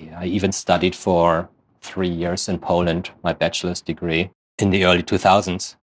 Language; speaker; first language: English; non-native, fluent; German